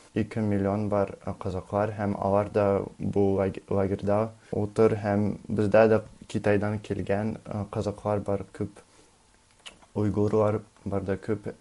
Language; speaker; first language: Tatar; non-native, learner; Russian